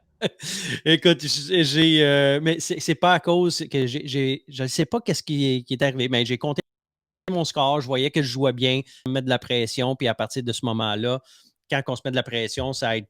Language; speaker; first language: French; native; French